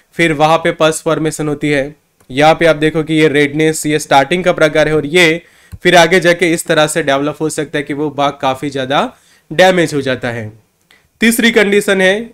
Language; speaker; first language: Hindi; non-native, local second language; Gujarati